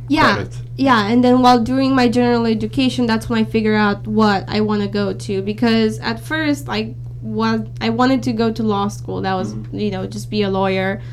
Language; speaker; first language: English; non-native, fluent; Romanian